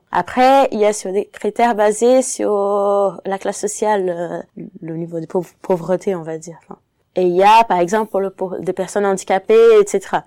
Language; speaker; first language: French; non-native, fluent; Portuguese